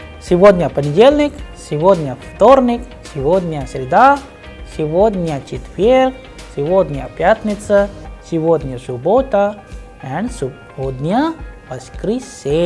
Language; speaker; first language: Russian; non-native, fluent; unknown